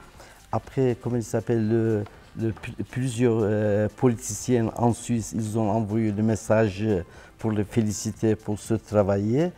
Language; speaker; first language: French; non-native, learner; Turkish